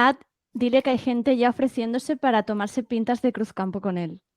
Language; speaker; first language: Spanish; native; Spanish